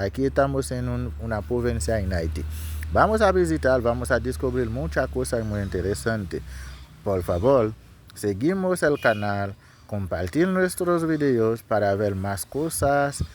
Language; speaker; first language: Spanish; non-native, learner; Haitian Creole